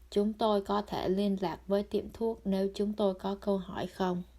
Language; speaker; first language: Vietnamese; early bilingual, heritage; Vietnamese